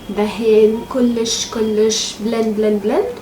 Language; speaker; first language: Arabic; non-native, local second language; Bangla